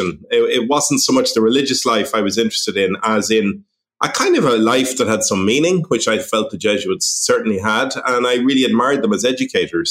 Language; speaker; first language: English; native; English